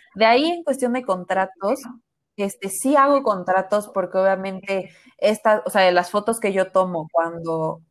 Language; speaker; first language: Spanish; native; Spanish